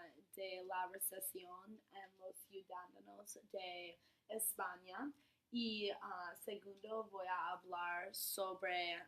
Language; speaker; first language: Spanish; non-native, learner; English